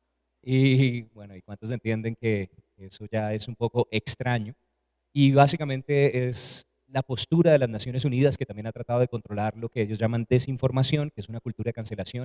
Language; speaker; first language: Spanish; native; Spanish